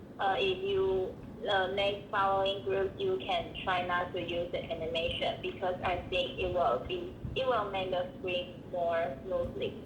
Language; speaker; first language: English; non-native, learner; Chinese